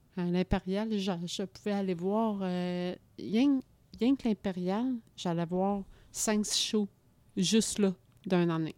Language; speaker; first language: French; native; French